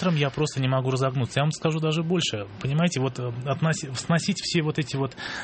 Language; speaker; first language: Russian; native; Russian